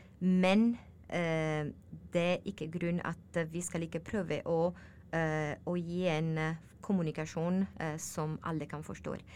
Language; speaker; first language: Norwegian; non-native, learner; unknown